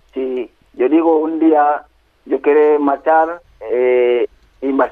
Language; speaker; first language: Spanish; non-native, learner; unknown